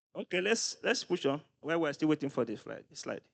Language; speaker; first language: English; non-native, local second language; Yoruba